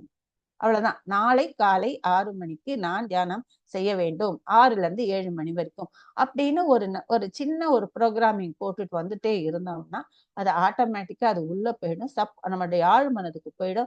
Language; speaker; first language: Tamil; native; Tamil